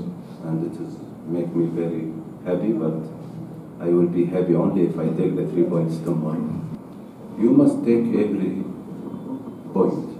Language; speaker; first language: English; non-native, learner; Arabic